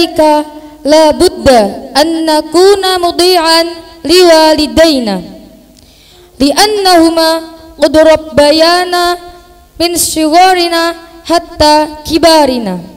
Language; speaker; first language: Arabic; non-native, learner; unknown